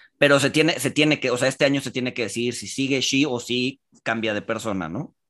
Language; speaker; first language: Spanish; native; Spanish